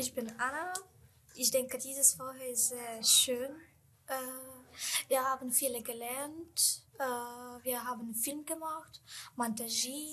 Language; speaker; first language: German; non-native, learner; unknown